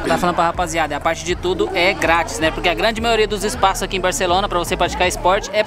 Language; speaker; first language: Portuguese; native; Portuguese